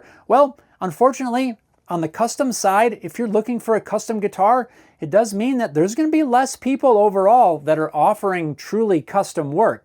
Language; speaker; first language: English; native; English